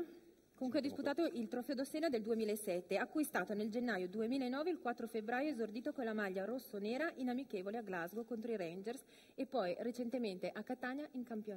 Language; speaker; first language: Italian; native; Italian